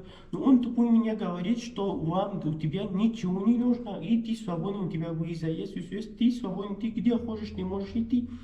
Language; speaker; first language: Russian; non-native, learner; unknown